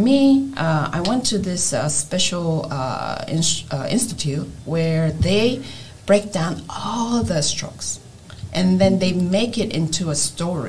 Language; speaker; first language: English; non-native, fluent; Korean